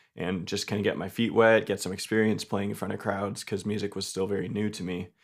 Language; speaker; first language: English; native; English